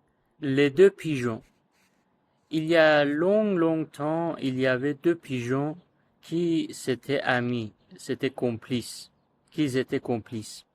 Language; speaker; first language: French; non-native, learner; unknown